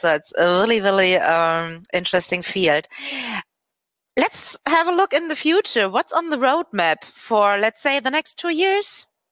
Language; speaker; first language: English; non-native, fluent; German